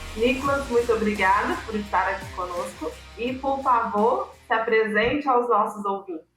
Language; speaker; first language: Portuguese; native; Portuguese